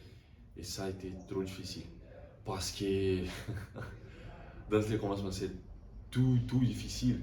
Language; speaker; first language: French; non-native, learner; Portuguese